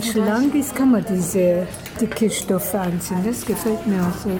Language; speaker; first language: German; non-native, fluent; Persian